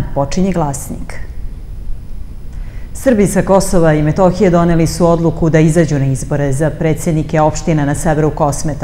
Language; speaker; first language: Serbian; native; Serbian